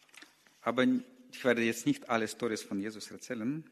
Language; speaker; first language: German; non-native, learner; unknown